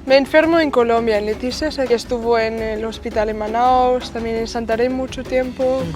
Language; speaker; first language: Spanish; non-native, fluent; German